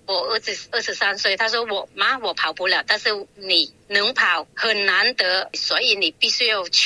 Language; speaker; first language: Chinese; non-native, local second language; Cantonese